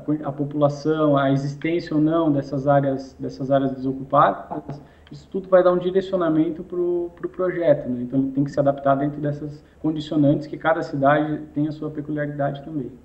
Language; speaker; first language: Portuguese; native; Portuguese